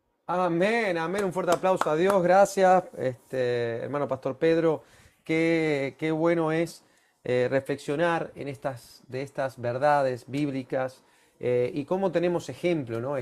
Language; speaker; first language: Spanish; native; Spanish